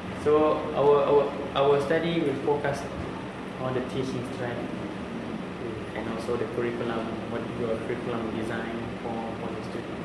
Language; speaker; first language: English; non-native, learner; Thai